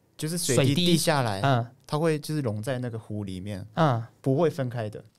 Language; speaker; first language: Chinese; non-native, fluent; Japanese